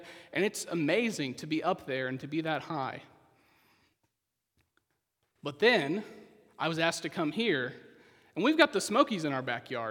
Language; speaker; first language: English; native; English